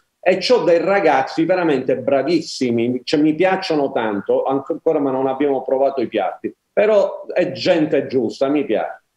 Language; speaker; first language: Italian; native; Italian